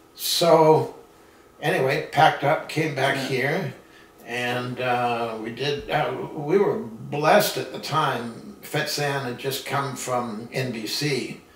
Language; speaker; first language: English; native; English